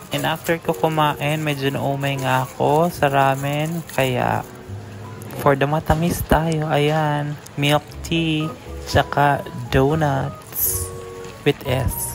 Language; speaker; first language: Filipino; native; Filipino